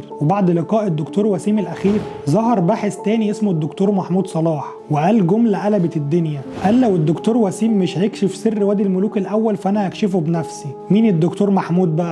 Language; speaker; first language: Arabic; native; Arabic